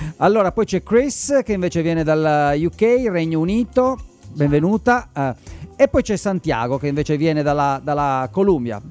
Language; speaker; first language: Italian; native; Italian